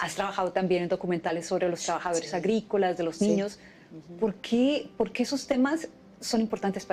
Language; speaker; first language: Spanish; native; Spanish